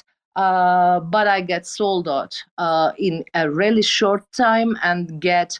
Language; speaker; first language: English; non-native, fluent; Turkish